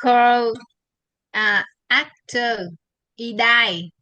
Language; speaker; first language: English; non-native, learner; Vietnamese